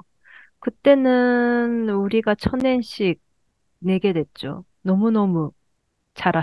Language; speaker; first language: Korean; early bilingual, heritage; Korean